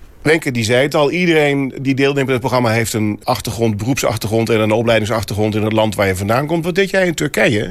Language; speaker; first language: Dutch; native; Dutch